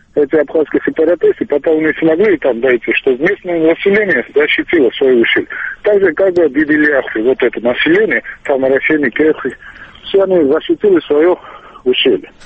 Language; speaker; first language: Russian; non-native, local second language; Georgian